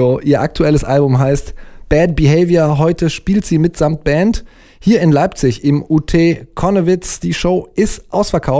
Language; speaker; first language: German; native; German